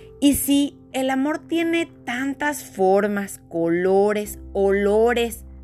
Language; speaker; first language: Spanish; native; Spanish